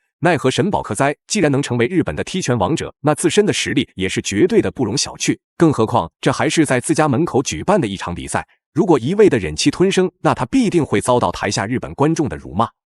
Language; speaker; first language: Chinese; native; Chinese